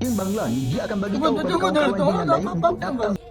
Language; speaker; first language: Malay; native; Malay